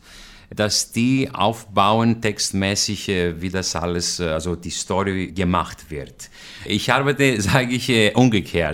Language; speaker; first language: German; non-native, fluent; Greek